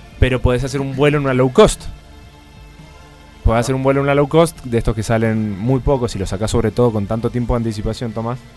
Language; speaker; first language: Spanish; native; Spanish